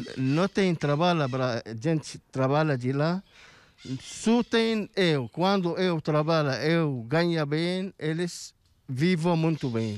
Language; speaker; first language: Portuguese; non-native, learner; Arabic